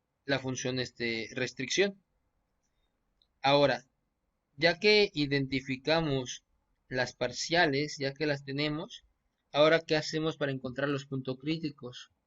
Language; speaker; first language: Spanish; native; Spanish